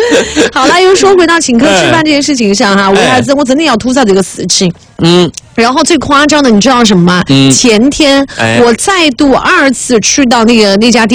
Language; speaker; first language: Chinese; native; Chinese